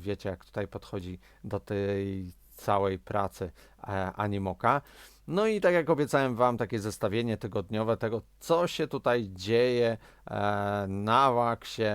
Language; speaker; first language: Polish; native; Polish